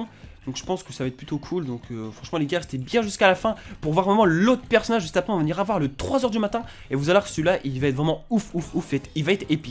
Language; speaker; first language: French; native; French